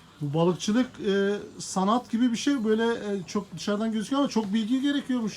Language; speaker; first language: Turkish; native; Turkish